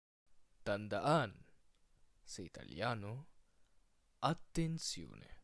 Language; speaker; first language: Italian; non-native, fluent; Filipino